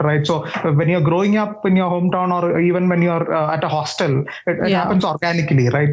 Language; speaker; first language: English; non-native, local second language; Malayalam